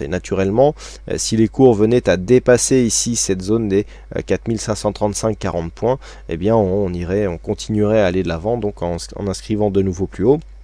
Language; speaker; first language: French; native; French